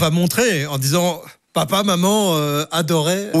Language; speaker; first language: French; native; French